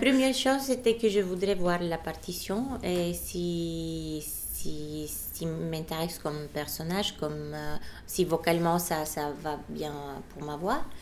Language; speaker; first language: French; non-native, fluent; Bulgarian